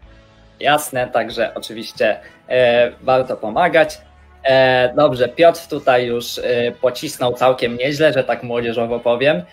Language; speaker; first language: Polish; native; Polish